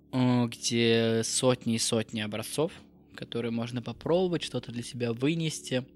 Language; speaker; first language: Russian; native; Russian